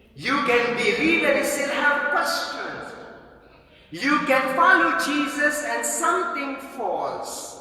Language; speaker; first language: English; non-native, local second language; Filipino